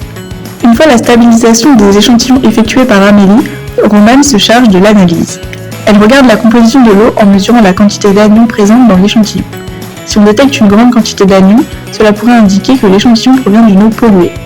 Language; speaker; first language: French; native; French